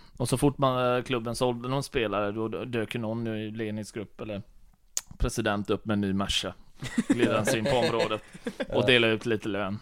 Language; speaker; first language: Swedish; early bilingual, other home language; Bosnian